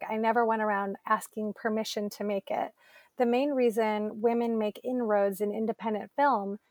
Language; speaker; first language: English; native; English